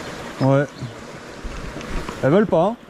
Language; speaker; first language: French; native; French